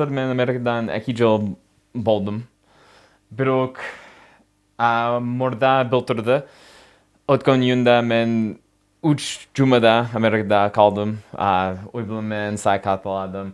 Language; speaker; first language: Kyrgyz; non-native, learner; English